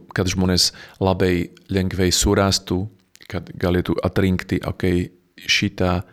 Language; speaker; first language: Lithuanian; non-native, fluent; Slovak